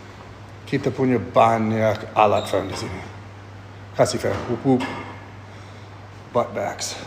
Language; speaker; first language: Indonesian; non-native, fluent; English